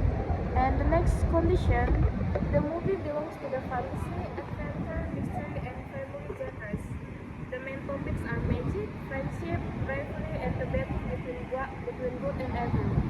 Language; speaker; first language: English; non-native, learner; Indonesian